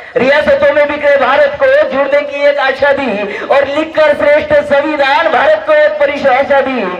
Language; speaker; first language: Hindi; non-native, local second language; Marathi